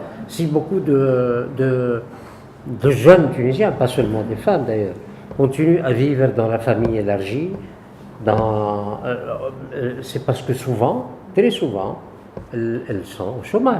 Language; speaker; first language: French; non-native, local second language; Arabic